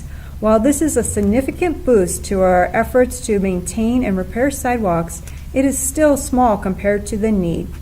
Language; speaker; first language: English; native; English